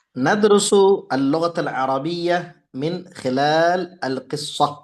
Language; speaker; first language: Arabic; non-native, fluent; Tamil